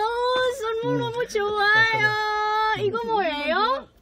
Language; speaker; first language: Korean; non-native, learner; Indonesian